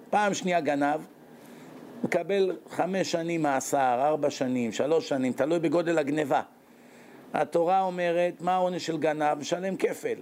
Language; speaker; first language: Hebrew; native; Hebrew